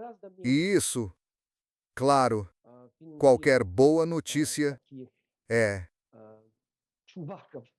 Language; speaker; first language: Portuguese; non-native, fluent; Serbian